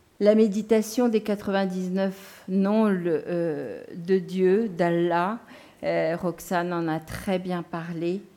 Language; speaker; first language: French; non-native, local second language; Gujarati